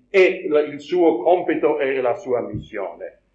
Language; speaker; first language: Italian; non-native, fluent; German